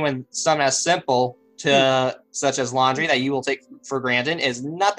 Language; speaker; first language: English; native; English